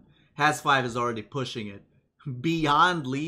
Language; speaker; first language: English; native; English